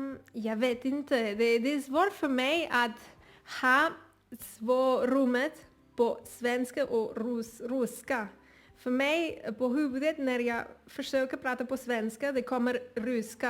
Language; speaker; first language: Swedish; non-native, learner; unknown